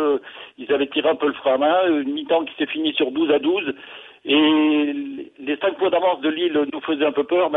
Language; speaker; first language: French; native; French